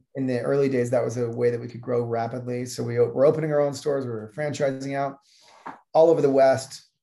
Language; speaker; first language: English; native; English